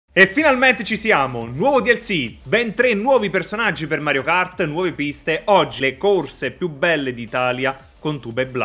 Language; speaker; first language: Italian; native; Italian